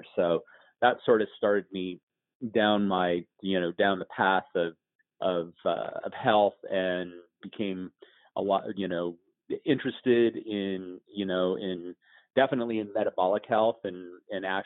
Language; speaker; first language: English; native; English